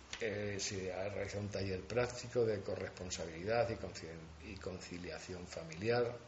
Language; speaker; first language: Spanish; native; Spanish